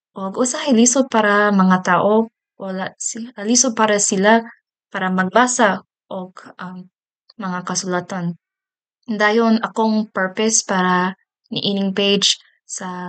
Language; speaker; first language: Cebuano; non-native, learner; English